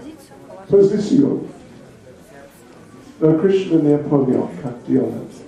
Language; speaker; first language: Russian; non-native, learner; English